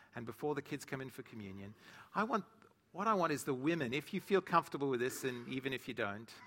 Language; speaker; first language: English; native; English